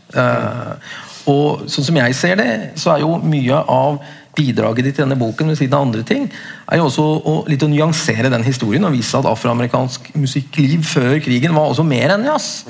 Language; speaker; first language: Norwegian; native; Norwegian